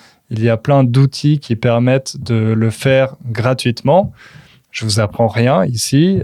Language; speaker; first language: French; native; French